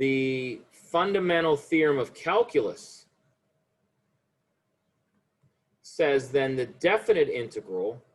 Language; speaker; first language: English; native; English